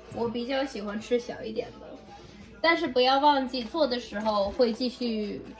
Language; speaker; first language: Chinese; early bilingual, heritage; Chinese